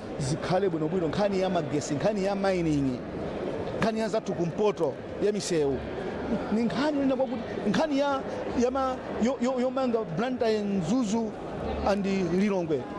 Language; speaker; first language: Nyanja; native; Nyanja